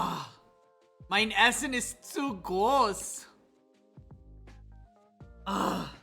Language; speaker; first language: German; non-native, learner; English